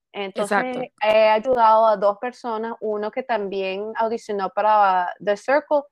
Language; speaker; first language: Spanish; native; Spanish